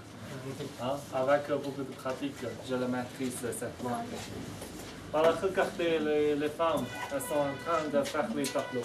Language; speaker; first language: French; non-native, fluent; Chinese